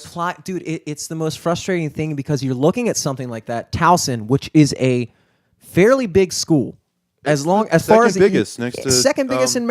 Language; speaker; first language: English; native; English